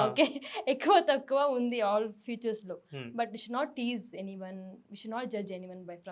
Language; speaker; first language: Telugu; non-native, learner; Tamil